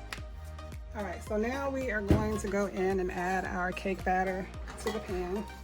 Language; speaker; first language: English; native; English